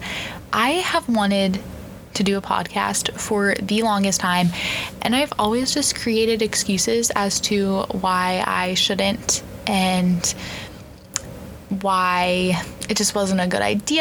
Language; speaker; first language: English; native; English